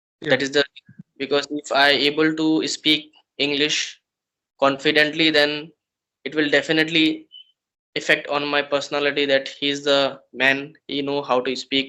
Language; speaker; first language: English; non-native, learner; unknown